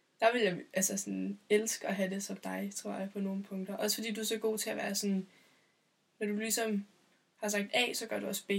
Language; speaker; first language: Danish; native; Danish